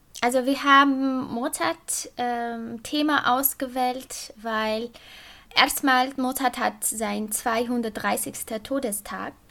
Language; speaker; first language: German; non-native, fluent; Armenian